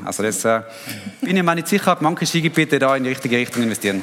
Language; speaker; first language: German; native; German